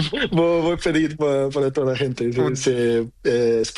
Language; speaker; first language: Spanish; non-native, learner; Portuguese